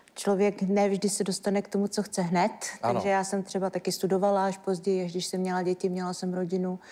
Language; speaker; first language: Czech; native; Czech